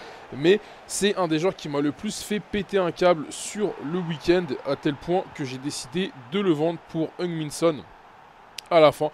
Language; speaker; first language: French; native; French